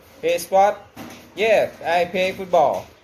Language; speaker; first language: English; non-native, learner; Thai